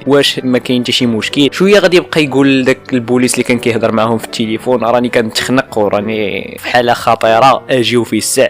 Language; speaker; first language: Arabic; native; Arabic